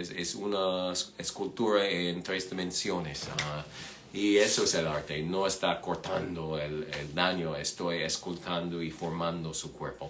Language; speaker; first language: Spanish; non-native, fluent; English